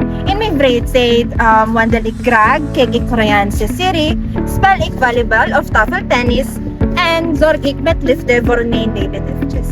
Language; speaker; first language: Dutch; non-native, learner; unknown